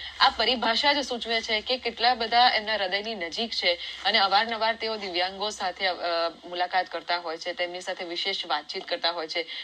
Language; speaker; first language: Gujarati; native; Gujarati